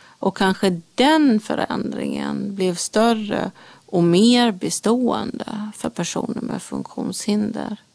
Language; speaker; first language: Swedish; native; Swedish